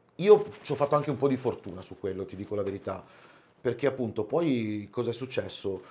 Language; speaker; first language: Italian; native; Italian